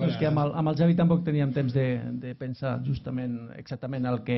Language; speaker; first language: Catalan; non-native, fluent; Finnish